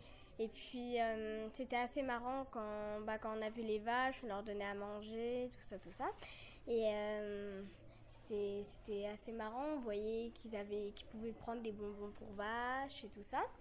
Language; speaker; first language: French; native; French